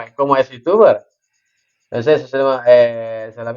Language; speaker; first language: Spanish; non-native, learner; Indonesian